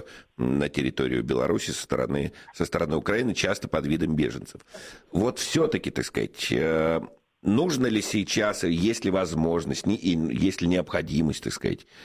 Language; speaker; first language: Russian; native; Russian